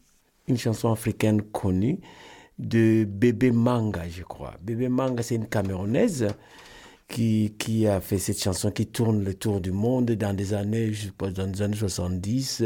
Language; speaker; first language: French; non-native, local second language; Lingala